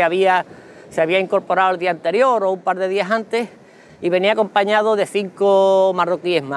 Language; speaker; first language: Spanish; native; Spanish